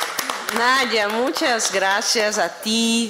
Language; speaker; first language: Spanish; non-native, fluent; Portuguese